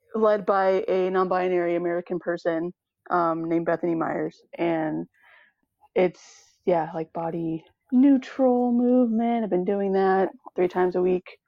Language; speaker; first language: English; early bilingual, other home language; Samoan